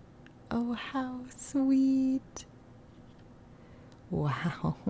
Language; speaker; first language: English; native; English